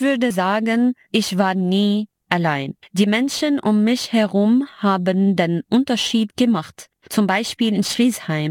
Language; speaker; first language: German; non-native, fluent; Arabic